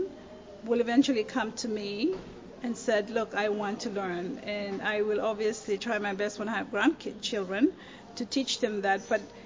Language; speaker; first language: English; non-native, fluent; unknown